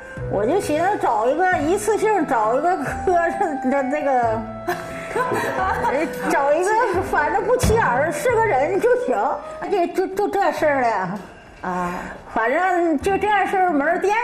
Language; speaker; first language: Chinese; native; Chinese